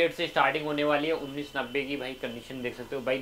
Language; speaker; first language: Hindi; native; Hindi